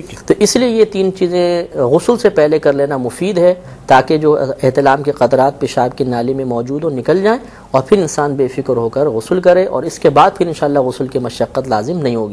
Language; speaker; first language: Urdu; native; Urdu